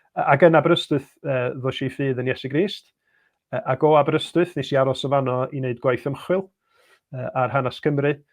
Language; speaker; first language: Welsh; native; Welsh